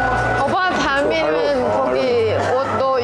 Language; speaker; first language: Korean; non-native, learner; Thai